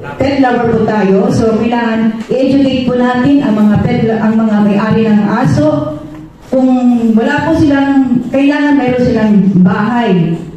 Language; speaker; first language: Filipino; non-native, local second language; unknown